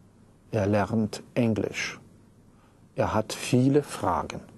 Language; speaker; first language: German; non-native, fluent; Russian